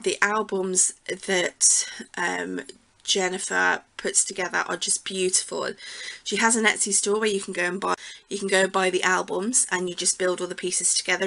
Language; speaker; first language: English; native; English